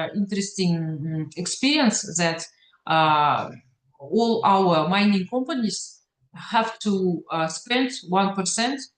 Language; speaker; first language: English; non-native, learner; Russian